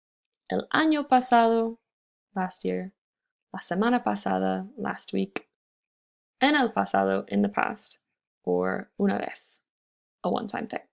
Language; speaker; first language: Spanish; non-native, fluent; English